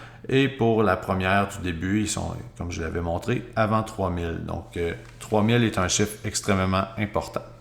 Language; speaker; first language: French; native; French